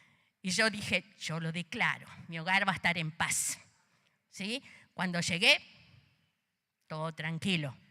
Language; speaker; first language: Spanish; native; Spanish